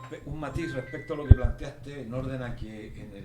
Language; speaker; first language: Spanish; native; Spanish